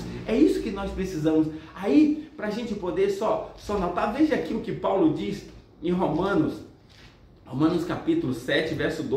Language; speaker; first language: Portuguese; native; Portuguese